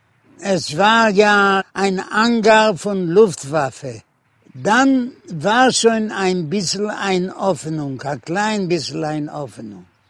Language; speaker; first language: German; non-native, fluent; Yiddish